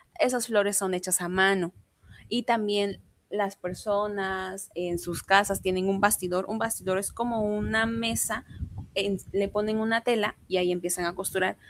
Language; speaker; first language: Spanish; non-native, local second language; Zapotec